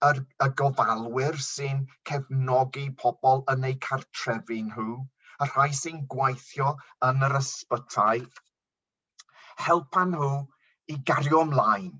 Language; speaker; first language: Welsh; non-native, local second language; English